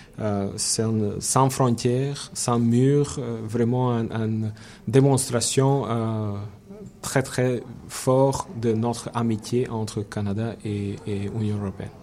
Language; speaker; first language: French; non-native, fluent; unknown